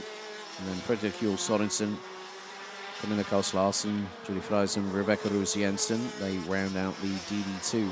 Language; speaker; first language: English; non-native, fluent; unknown